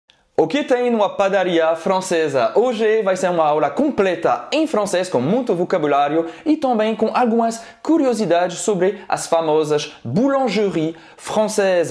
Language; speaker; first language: Portuguese; non-native, fluent; French